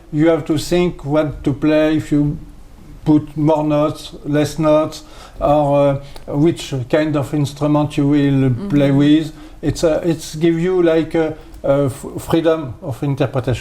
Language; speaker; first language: English; non-native, learner; French